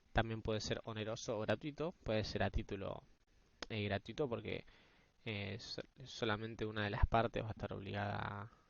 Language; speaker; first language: Spanish; native; Spanish